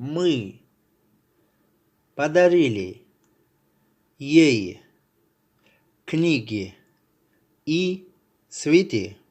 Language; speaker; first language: Russian; non-native, fluent; Tajik